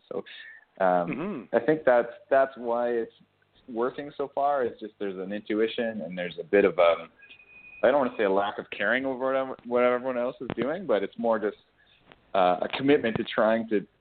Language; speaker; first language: English; native; English